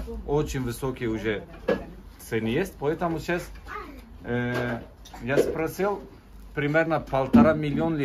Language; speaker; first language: Russian; non-native, learner; Turkish